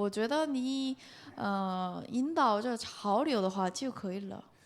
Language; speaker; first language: Chinese; non-native, fluent; Korean